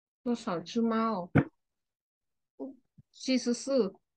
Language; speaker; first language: Chinese; non-native, fluent; Vietnamese